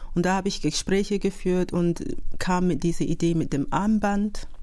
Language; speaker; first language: German; non-native, fluent; English